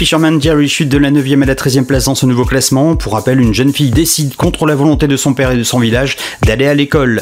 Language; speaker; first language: French; native; French